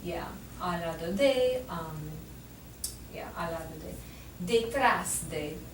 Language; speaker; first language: Spanish; non-native, fluent; English